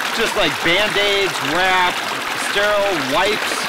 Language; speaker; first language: English; native; English